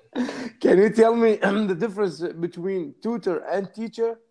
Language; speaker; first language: English; non-native, learner; Arabic